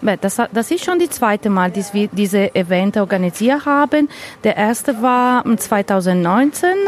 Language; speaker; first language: German; non-native, learner; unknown